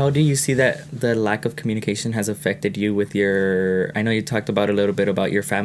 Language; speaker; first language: English; early bilingual, other home language; Spanish